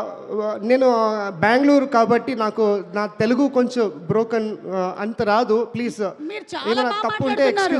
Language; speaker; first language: Telugu; non-native, local second language; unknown